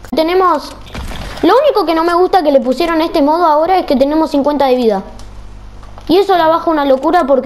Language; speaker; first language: Spanish; native; Spanish